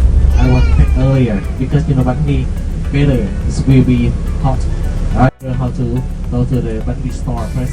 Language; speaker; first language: English; non-native, learner; Vietnamese